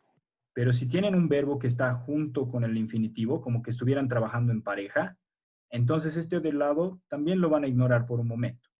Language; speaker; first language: Spanish; native; Spanish